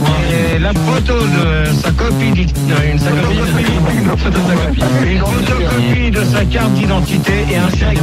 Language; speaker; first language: French; native; French